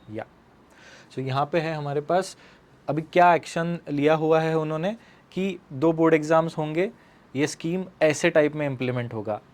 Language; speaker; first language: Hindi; non-native, local second language; Marathi